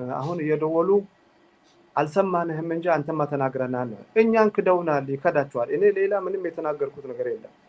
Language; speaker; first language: Amharic; non-native, local second language; Tigrinya